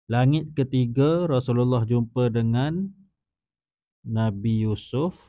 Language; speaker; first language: Malay; native; Malay